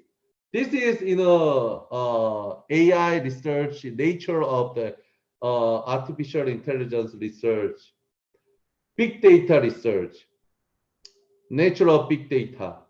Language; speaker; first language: English; non-native, learner; Korean